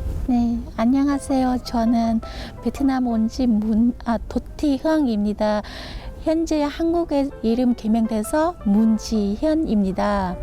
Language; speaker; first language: Korean; non-native, learner; Vietnamese